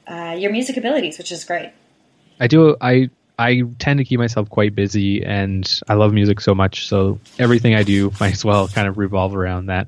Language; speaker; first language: English; native; English